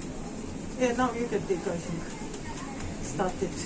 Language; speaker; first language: English; non-native, learner; Japanese